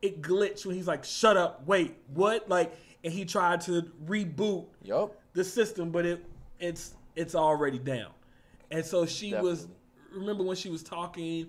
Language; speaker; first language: English; native; English